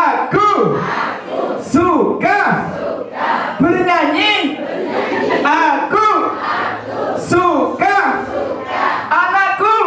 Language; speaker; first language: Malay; non-native, local second language; Javanese